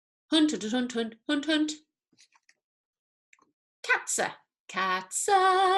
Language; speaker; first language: German; non-native, fluent; English